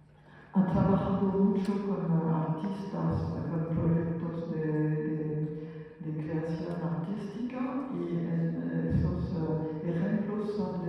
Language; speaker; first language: Spanish; non-native, fluent; French